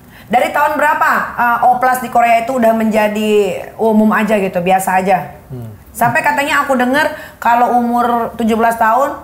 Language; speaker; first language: Indonesian; native; Indonesian